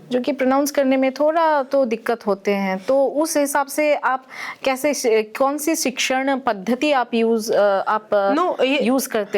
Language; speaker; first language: Hindi; native; Hindi